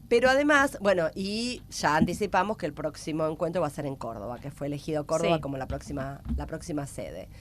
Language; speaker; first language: Spanish; native; Spanish